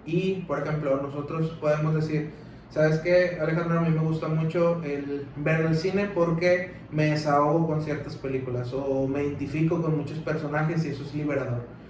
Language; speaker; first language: Spanish; native; Spanish